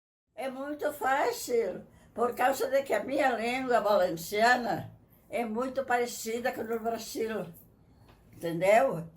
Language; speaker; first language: Portuguese; non-native, learner; Catalan